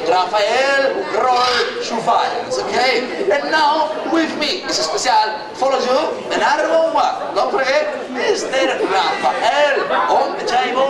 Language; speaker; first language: English; non-native, learner; Spanish